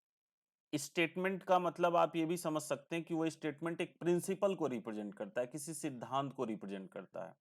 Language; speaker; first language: Hindi; native; Hindi